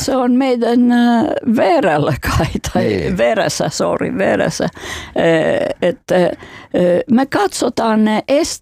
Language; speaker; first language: Finnish; non-native, fluent; Albanian